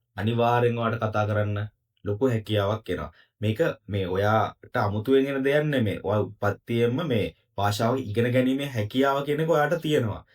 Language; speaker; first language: Sinhala; native; Sinhala